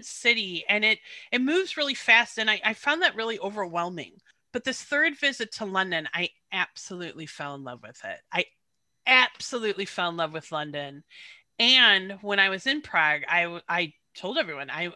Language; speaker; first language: English; native; English